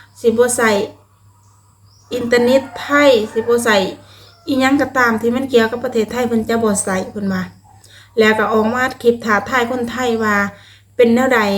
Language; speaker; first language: Thai; non-native, local second language; Lao